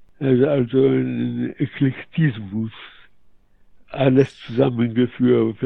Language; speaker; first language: German; non-native, fluent; Polish